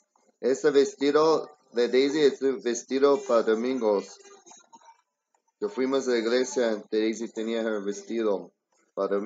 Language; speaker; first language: Spanish; early bilingual, heritage; English